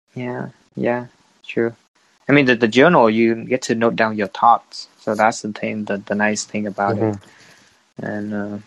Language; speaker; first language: English; non-native, fluent; Vietnamese